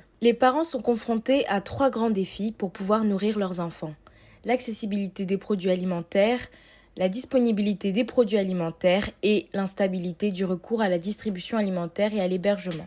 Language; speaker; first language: French; native; French